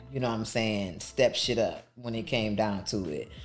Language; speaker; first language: English; native; English